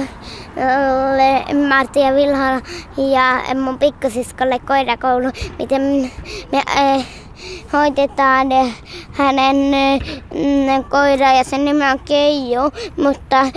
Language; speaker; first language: Finnish; non-native, learner; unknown